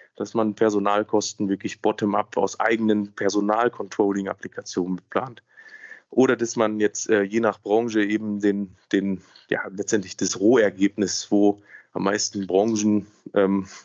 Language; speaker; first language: German; native; German